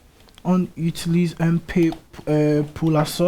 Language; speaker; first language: French; non-native, learner; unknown